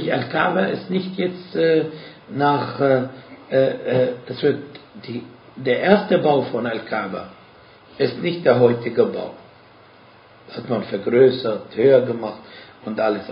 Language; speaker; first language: German; non-native, fluent; Arabic